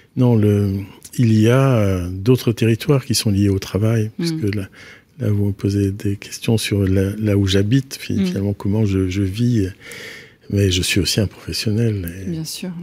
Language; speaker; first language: French; native; French